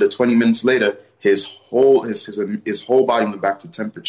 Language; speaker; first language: English; native; English